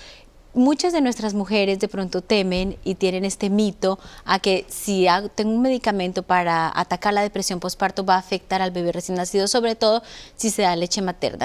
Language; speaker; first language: Spanish; native; Spanish